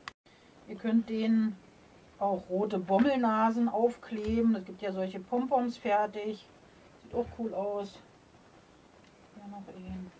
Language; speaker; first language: German; native; German